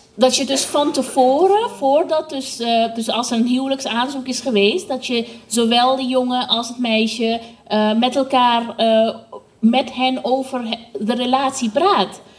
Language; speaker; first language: Dutch; non-native, fluent; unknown